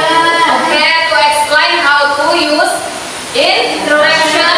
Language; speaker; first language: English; non-native, learner; Indonesian